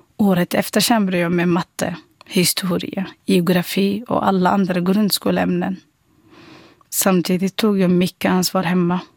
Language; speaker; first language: Swedish; non-native, fluent; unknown